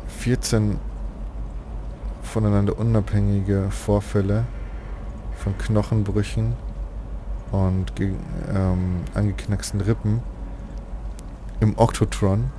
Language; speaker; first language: German; native; German